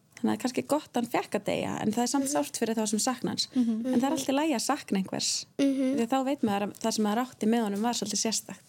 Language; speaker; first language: Icelandic; native; Icelandic